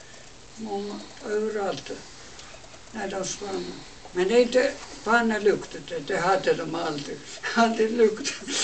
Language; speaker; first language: Swedish; non-native, local second language; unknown